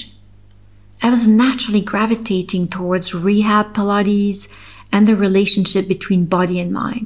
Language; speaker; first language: English; non-native, fluent; French